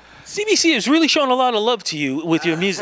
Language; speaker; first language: English; native; English